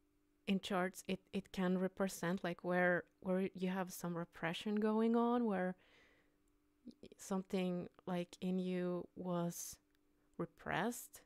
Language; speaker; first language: English; non-native, fluent; Finnish